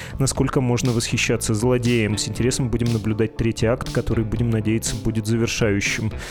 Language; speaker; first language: Russian; native; Russian